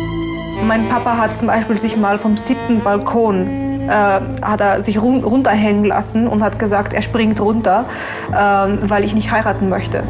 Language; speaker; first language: German; early bilingual, other home language; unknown